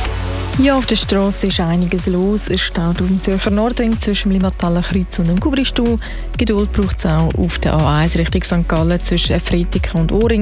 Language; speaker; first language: German; native; German